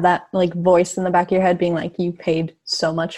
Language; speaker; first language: English; native; English